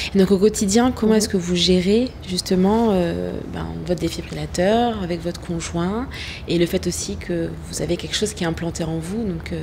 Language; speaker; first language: French; native; French